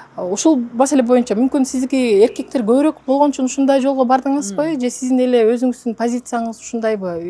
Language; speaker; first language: Kyrgyz; native; Kyrgyz